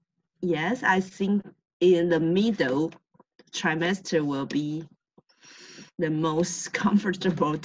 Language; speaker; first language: English; non-native, learner; Chinese